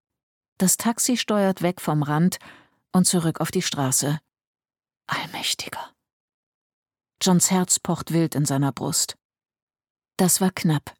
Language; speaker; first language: German; native; German